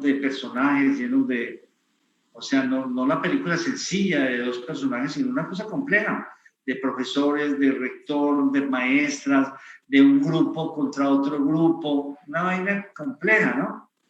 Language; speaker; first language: Spanish; native; Spanish